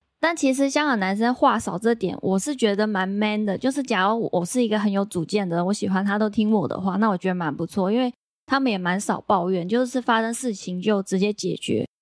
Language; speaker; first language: Chinese; non-native, local second language; Cantonese